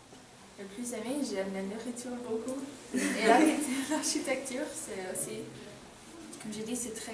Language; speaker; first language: French; non-native, learner; English